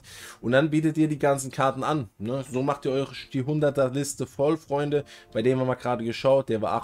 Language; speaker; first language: German; native; German